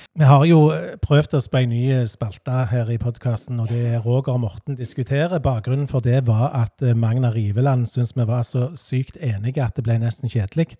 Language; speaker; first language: Norwegian; native; Norwegian